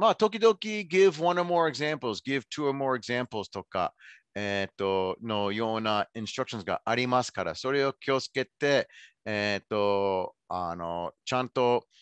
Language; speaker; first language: Japanese; non-native, fluent; English